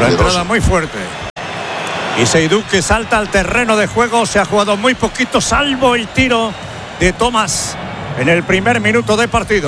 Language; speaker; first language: Spanish; native; Spanish